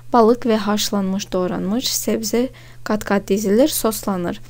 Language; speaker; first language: Turkish; non-native, fluent; Russian